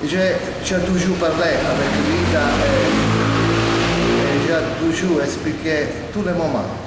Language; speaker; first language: French; non-native, learner; Italian